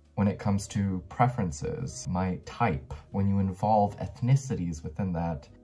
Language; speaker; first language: English; native; English